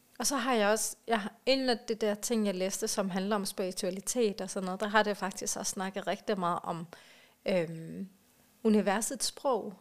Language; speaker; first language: Danish; non-native, local second language; Kalaallisut